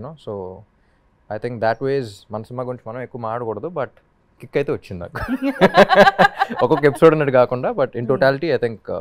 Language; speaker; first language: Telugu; native; Telugu